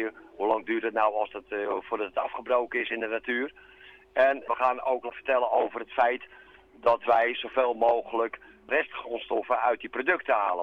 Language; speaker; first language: Dutch; native; Dutch